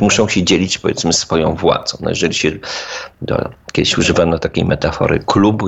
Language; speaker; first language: Polish; native; Polish